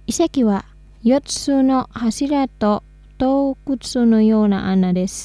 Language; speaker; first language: Japanese; non-native, fluent; Indonesian